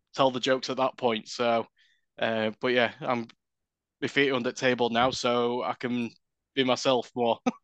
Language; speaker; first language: English; native; English